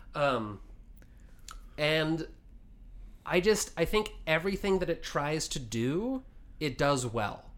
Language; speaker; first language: English; native; English